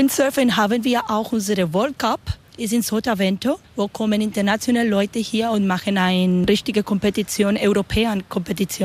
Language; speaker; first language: German; non-native, learner; Spanish